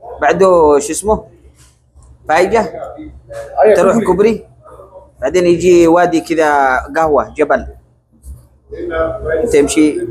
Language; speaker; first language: Arabic; non-native, learner; Bangla